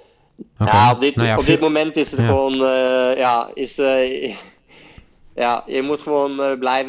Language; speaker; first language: Dutch; non-native, fluent; Norwegian